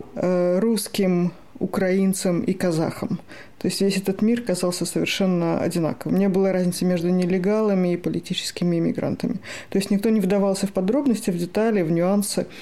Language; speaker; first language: Russian; native; Russian